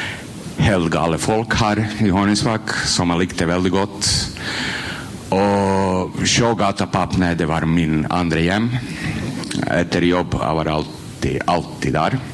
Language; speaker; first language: Norwegian; non-native, fluent; Croatian